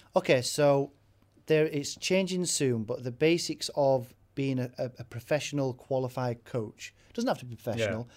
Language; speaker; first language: English; native; English